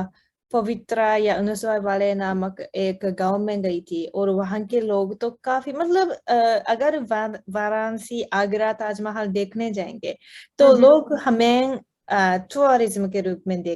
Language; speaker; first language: Hindi; non-native, fluent; Japanese